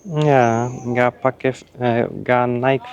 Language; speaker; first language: Indonesian; non-native, learner; German